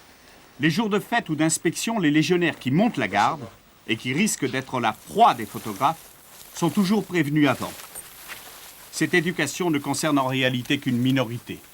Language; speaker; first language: French; native; French